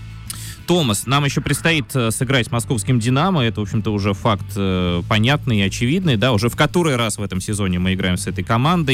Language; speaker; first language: Russian; native; Russian